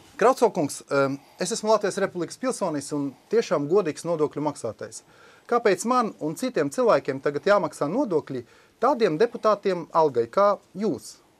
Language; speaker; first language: Latvian; non-native, local second language; Russian